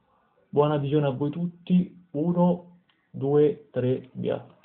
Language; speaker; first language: Italian; native; Italian